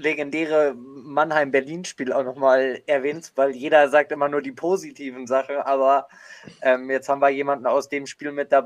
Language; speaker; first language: German; native; German